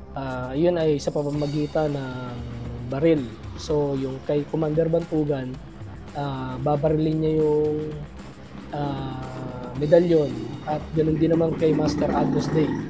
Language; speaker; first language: Filipino; native; Filipino